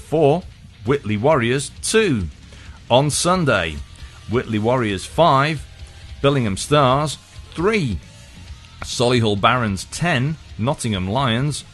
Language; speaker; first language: English; native; English